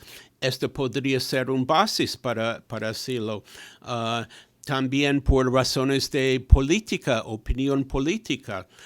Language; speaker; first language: Spanish; non-native, fluent; English